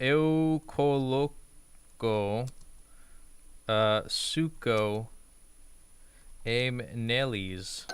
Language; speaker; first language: Portuguese; non-native, learner; English